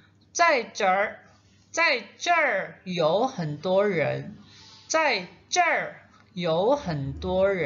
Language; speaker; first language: Chinese; non-native, fluent; Indonesian